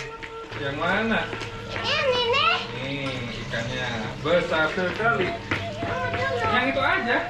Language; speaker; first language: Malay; non-native, local second language; Sundanese